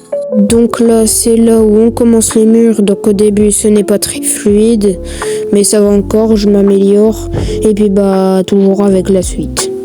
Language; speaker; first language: French; native; French